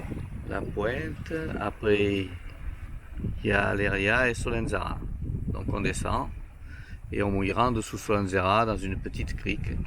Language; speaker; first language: French; native; French